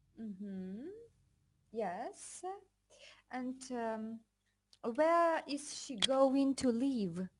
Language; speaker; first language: English; non-native, fluent; Russian